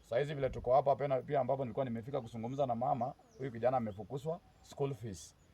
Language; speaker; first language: Swahili; non-native, local second language; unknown